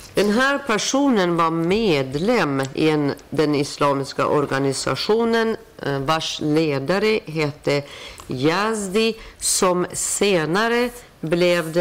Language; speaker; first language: Swedish; non-native, fluent; Persian